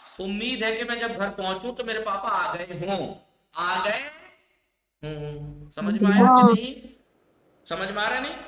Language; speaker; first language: Urdu; native; Urdu